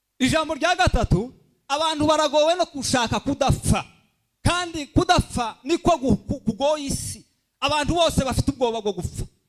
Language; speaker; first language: Kinyarwanda; early bilingual, heritage; Kinyarwanda